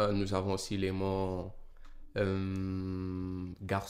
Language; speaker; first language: French; non-native, fluent; Portuguese